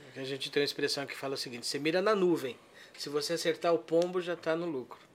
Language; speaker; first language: Portuguese; native; Portuguese